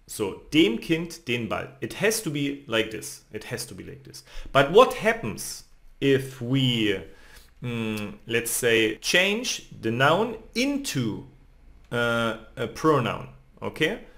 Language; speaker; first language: English; non-native, fluent; German